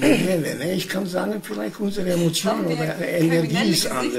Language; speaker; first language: German; non-native, learner; Romany